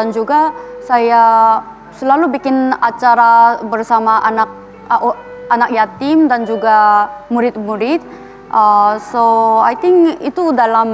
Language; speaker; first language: Indonesian; non-native, fluent; Korean